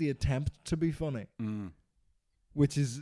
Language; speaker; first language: English; native; English